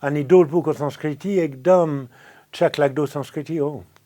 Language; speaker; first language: Nepali; non-native, fluent; French